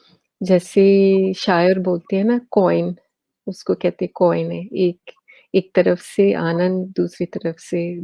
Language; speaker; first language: Hindi; early bilingual, heritage; English